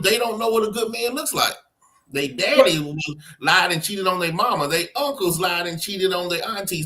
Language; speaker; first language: English; native; English